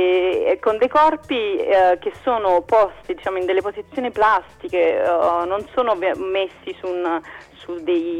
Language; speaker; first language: Italian; native; Italian